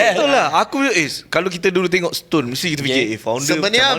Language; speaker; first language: Malay; native; Malay